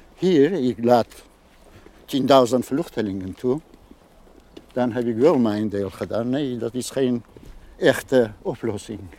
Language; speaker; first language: Dutch; non-native, fluent; Kurdish